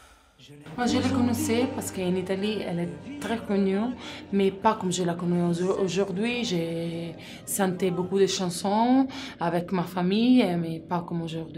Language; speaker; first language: French; non-native, learner; Italian